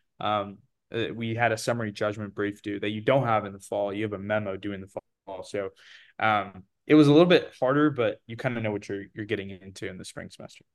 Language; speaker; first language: English; early bilingual, other home language; Portuguese